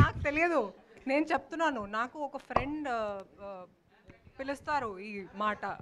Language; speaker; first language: Telugu; non-native, local second language; Hindi